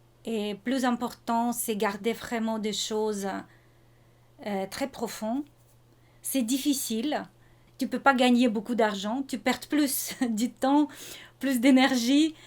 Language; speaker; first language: French; non-native, fluent; Russian